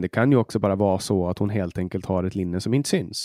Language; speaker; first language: Swedish; native; Swedish